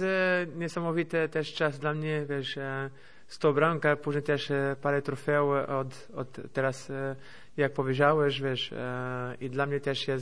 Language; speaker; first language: Polish; non-native, fluent; Portuguese